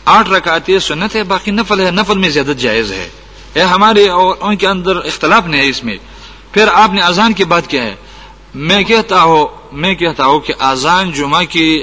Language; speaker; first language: Urdu; non-native, local second language; Pashto